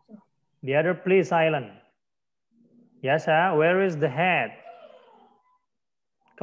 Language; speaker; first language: English; non-native, learner; Indonesian